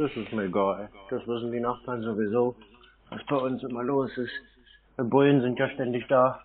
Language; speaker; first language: German; native; German